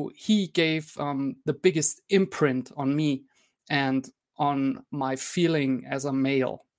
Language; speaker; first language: English; non-native, fluent; German